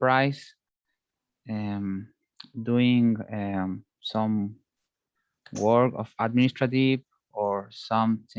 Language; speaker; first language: English; non-native, learner; Spanish